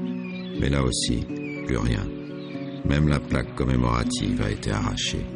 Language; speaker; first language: French; native; French